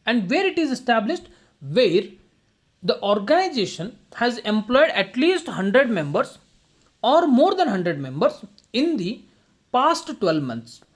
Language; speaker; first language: English; non-native, local second language; Kannada